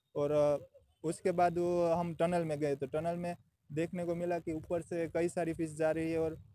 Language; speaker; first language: Hindi; non-native, local second language; Gujarati